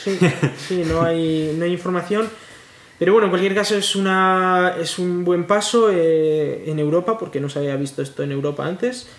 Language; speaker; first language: Spanish; native; Spanish